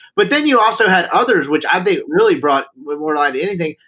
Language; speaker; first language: English; native; English